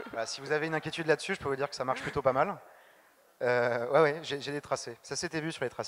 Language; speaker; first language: French; native; French